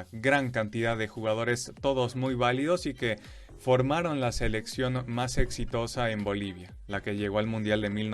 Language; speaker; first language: Spanish; native; Spanish